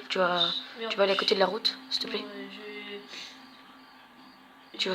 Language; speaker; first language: French; native; French